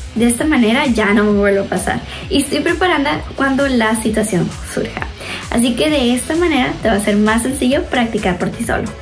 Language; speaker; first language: Spanish; native; Spanish